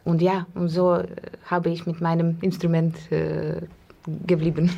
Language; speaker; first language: German; non-native, learner; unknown